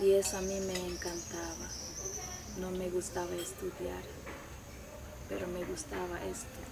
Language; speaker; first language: Spanish; non-native, local second language; Shipibo-Conibo